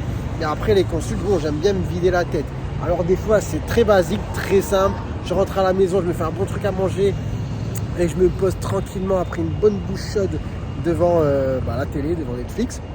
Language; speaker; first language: French; native; French